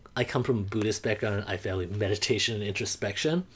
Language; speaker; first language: English; non-native, fluent; Burmese